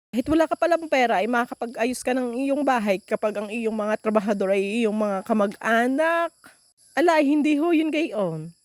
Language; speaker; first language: Filipino; native; Filipino